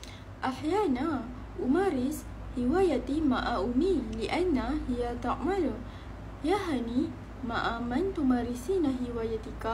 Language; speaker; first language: Arabic; non-native, learner; Malay